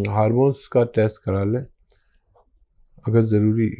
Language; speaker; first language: Hindi; native; Hindi